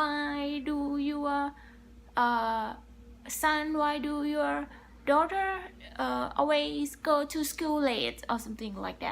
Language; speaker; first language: English; non-native, learner; Thai